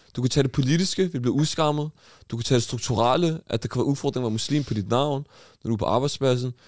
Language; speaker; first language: Danish; early bilingual, other home language; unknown